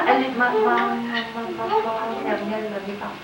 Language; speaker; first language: French; early bilingual, other home language; Spanish